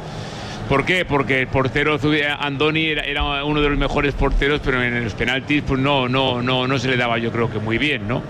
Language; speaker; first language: Spanish; native; Spanish